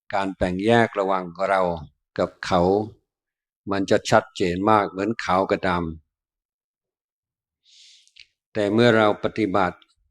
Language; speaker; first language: Thai; non-native, fluent; English